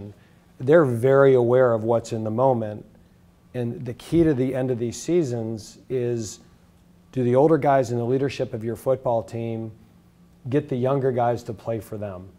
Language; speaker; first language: English; native; English